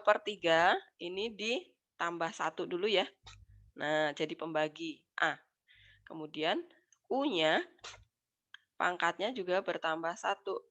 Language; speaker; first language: Indonesian; native; Indonesian